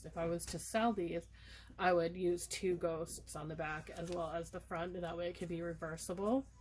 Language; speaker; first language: English; native; English